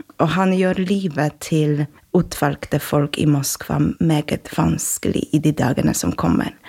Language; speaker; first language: Norwegian; non-native, fluent; Polish